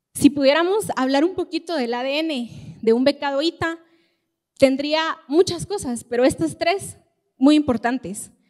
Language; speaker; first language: Spanish; native; Spanish